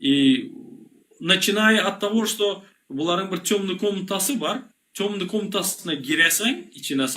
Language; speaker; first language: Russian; non-native, local second language; Turkmen